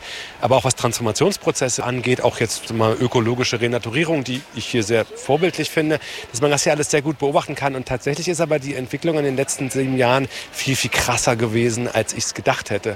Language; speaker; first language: German; native; German